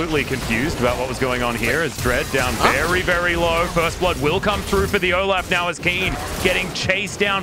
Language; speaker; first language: English; native; English